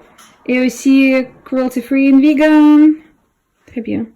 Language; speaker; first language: French; non-native, learner; Russian